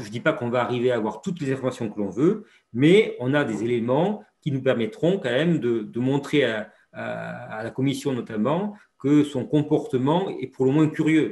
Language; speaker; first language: French; native; French